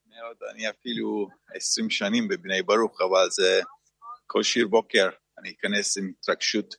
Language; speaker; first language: Hebrew; non-native, fluent; Turkish